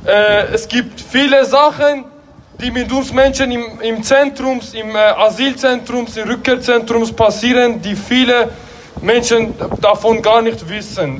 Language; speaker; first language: German; non-native, fluent; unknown